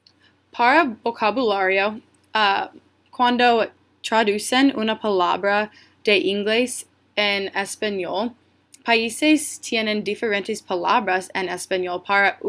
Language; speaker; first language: Spanish; non-native, learner; English